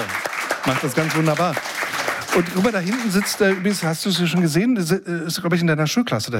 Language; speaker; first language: German; native; German